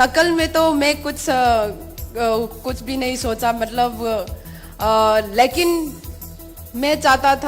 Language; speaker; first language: Hindi; non-native, local second language; Manipuri